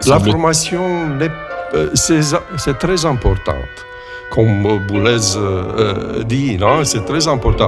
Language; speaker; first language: French; non-native, fluent; Romanian